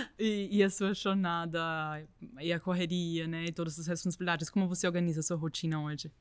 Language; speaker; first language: Portuguese; non-native, fluent; German